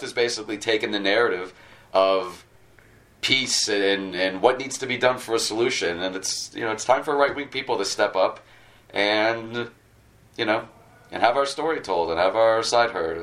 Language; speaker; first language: English; native; English